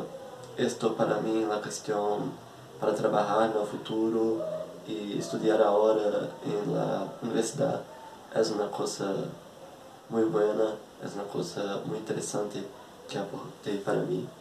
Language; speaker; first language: Spanish; non-native, learner; Portuguese